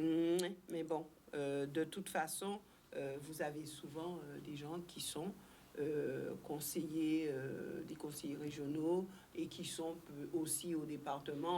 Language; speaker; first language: French; native; French